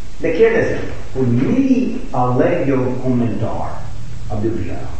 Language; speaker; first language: Hungarian; non-native, fluent; English